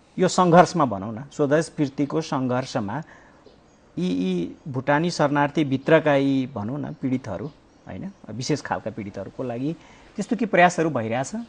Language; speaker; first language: Nepali; native; Nepali